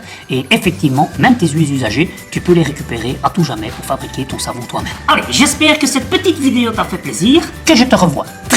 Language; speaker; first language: French; native; French